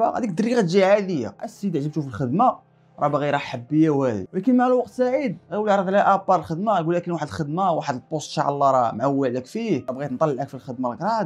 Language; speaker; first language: Arabic; native; Arabic